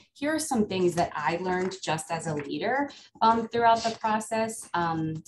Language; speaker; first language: English; native; English